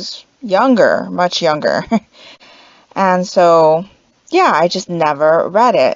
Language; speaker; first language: English; native; English